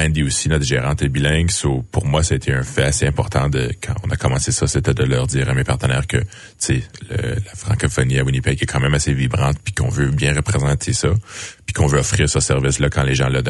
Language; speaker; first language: French; native; French